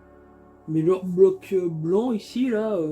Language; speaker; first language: French; native; French